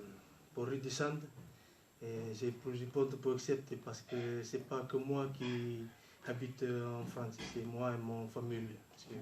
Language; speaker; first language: French; non-native, learner; Fijian